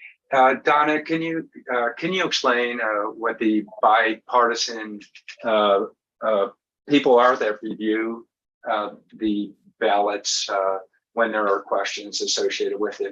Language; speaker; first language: English; native; English